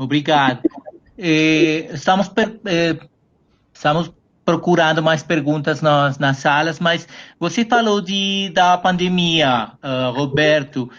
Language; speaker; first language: Portuguese; non-native, fluent; Spanish